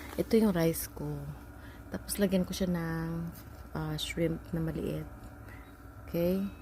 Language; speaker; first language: Filipino; non-native, local second language; Hiligaynon